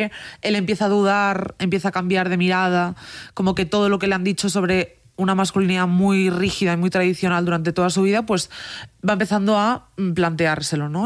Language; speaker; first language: Spanish; native; Spanish